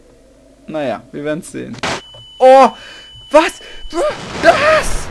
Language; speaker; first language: German; native; German